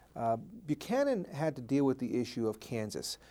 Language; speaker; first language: English; native; English